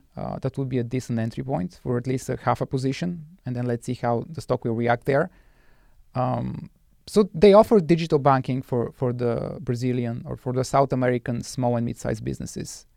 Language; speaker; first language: English; non-native, fluent; Bulgarian